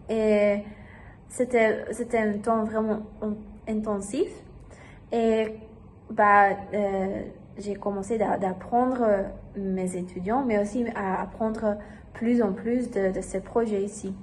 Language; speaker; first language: French; non-native, learner; German